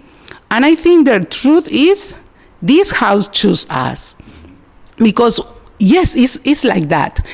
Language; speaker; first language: English; non-native, learner; Spanish